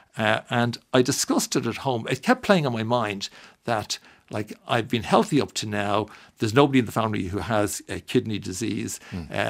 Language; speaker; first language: English; native; English